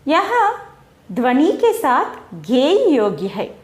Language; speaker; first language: Hindi; non-native, local second language; Telugu